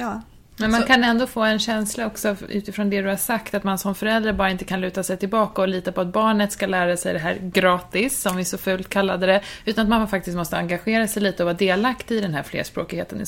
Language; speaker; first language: Swedish; native; Swedish